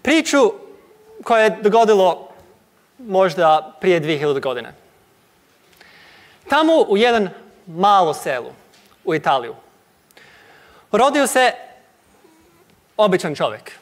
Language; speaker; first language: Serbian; non-native, learner; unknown